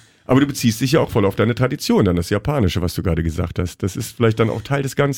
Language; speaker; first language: German; native; German